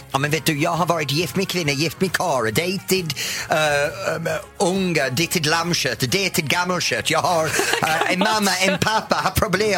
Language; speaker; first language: Swedish; non-native, fluent; English